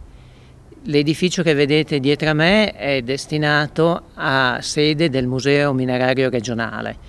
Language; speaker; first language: Italian; native; Italian